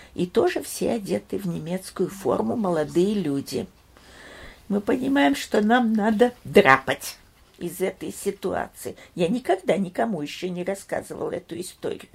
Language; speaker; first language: Russian; early bilingual, heritage; Russian